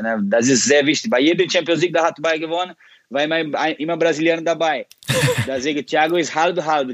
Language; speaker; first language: German; non-native, fluent; Portuguese